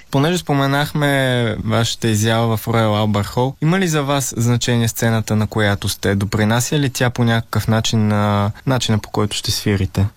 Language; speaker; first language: Bulgarian; native; Bulgarian